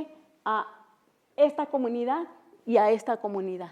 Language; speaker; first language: Spanish; non-native, local second language; Mixtepec Mixtec